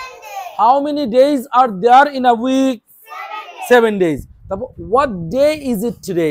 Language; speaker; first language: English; non-native, learner; Bangla